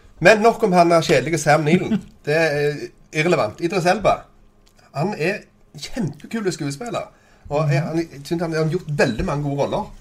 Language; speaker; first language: Norwegian; native; Norwegian